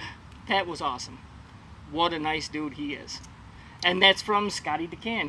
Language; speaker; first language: English; native; English